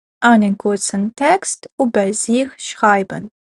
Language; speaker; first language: German; non-native, fluent; Ukrainian